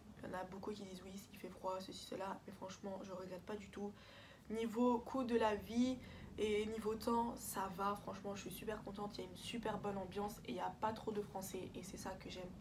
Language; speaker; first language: French; early bilingual, other home language; Portuguese